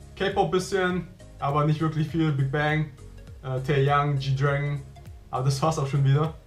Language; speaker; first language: German; early bilingual, other home language; Vietnamese